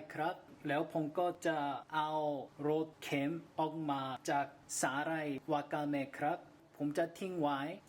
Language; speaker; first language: Thai; non-native, learner; Korean